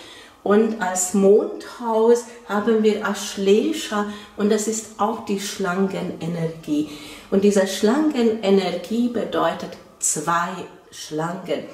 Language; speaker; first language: German; non-native, fluent; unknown